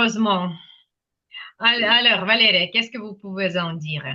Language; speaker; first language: French; non-native, fluent; Ukrainian